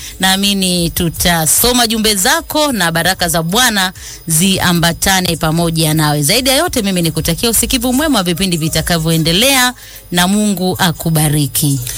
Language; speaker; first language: Swahili; native; Swahili